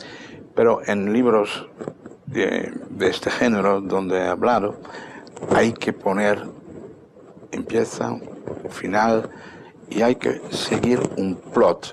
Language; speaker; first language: Spanish; non-native, fluent; Dutch